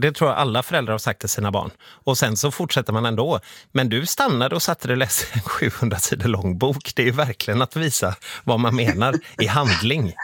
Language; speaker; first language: Swedish; native; Swedish